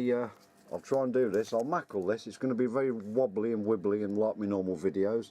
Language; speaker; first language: English; native; English